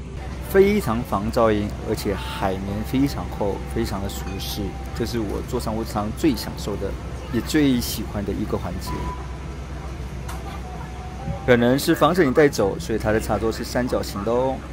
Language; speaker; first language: Chinese; native; Chinese